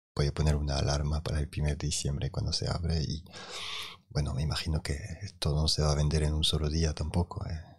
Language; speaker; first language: Spanish; non-native, fluent; French